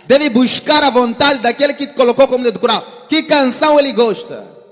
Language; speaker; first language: Portuguese; native; Portuguese